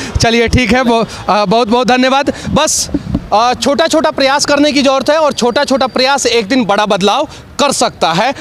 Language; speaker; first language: Hindi; native; Hindi